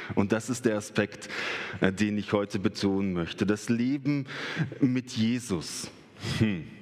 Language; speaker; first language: German; early bilingual, other home language; Russian